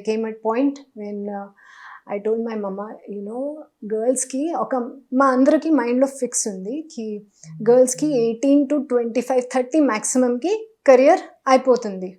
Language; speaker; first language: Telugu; non-native, local second language; Hindi